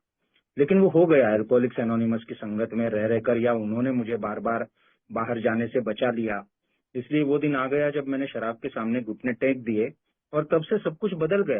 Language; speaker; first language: Hindi; native; Hindi